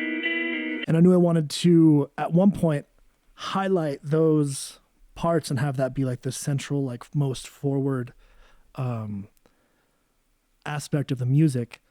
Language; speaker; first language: English; native; English